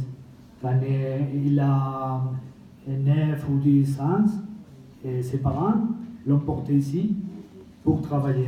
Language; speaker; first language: French; non-native, fluent; Spanish